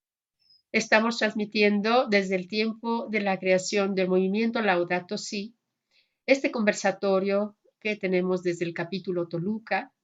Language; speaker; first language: Spanish; native; Spanish